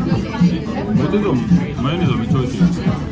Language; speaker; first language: Japanese; non-native, learner; French